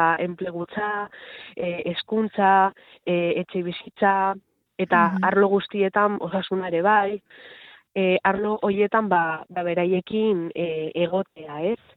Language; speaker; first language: Basque; non-native, local second language; Spanish